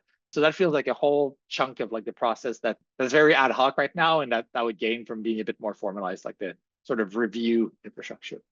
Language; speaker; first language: English; native; English